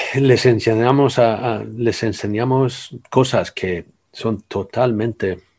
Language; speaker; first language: Spanish; non-native, fluent; Swedish